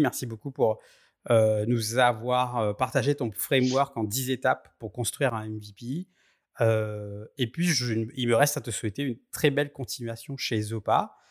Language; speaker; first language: French; native; French